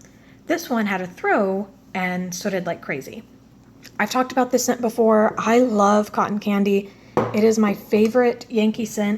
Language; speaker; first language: English; native; English